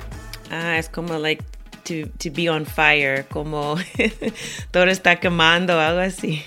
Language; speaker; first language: Spanish; non-native, fluent; English